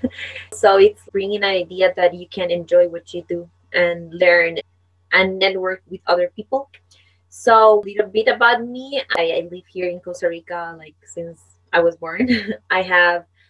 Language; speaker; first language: English; non-native, fluent; Spanish